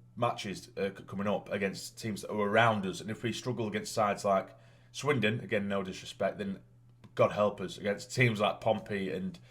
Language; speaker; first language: English; native; English